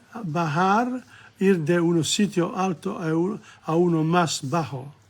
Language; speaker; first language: Spanish; non-native, learner; English